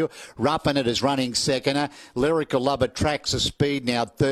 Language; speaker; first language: English; native; English